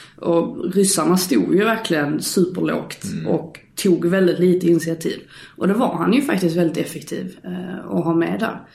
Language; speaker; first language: Swedish; native; Swedish